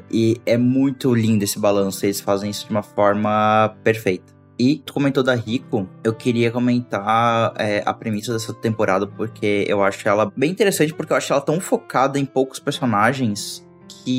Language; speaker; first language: Portuguese; native; Portuguese